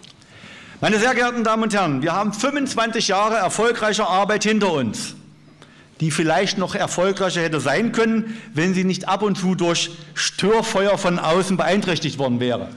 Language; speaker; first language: German; native; German